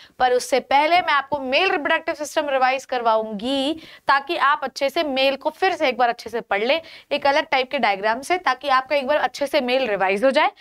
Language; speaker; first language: Hindi; native; Hindi